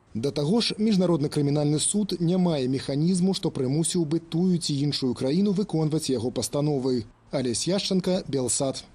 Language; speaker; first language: Belarusian; non-native, local second language; Russian